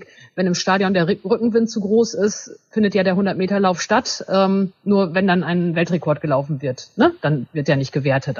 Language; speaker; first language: German; native; German